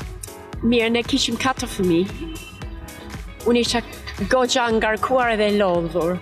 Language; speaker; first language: Albanian; non-native, learner; English